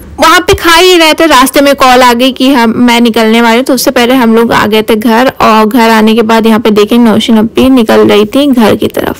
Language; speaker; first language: Hindi; native; Hindi